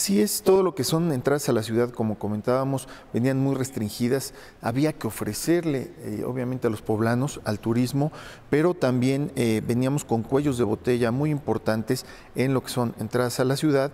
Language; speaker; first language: Spanish; native; Spanish